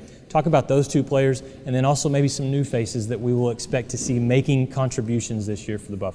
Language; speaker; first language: English; native; English